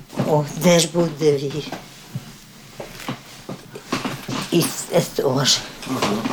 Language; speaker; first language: Swedish; non-native, fluent; Polish